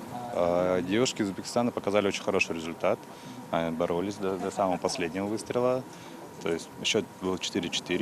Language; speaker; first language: Russian; native; Russian